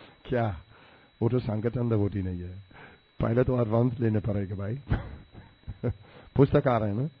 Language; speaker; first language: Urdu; non-native, learner; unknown